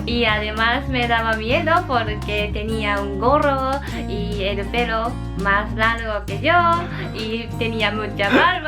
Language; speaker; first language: Spanish; non-native, learner; Japanese